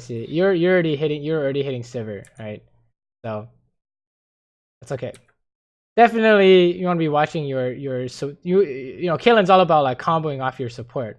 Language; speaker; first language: English; native; English